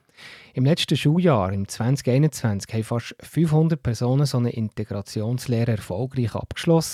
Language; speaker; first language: German; native; German